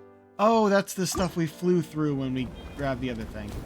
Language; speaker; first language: English; native; English